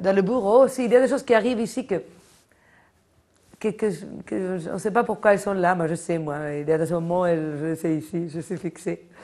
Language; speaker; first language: French; non-native, fluent; Spanish